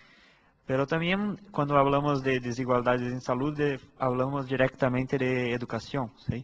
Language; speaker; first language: Spanish; non-native, fluent; Portuguese